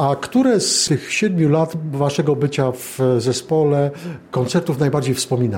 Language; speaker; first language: Polish; native; Polish